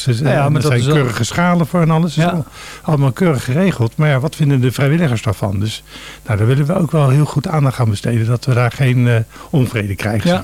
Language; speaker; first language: Dutch; native; Dutch